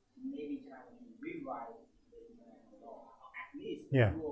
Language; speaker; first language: English; native; English